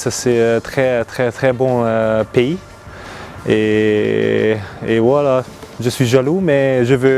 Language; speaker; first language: French; non-native, learner; Hungarian